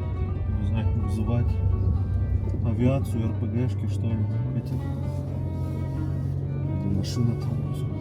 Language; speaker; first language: Russian; native; Russian